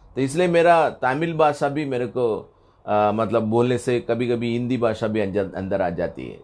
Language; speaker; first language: Hindi; non-native, local second language; Tamil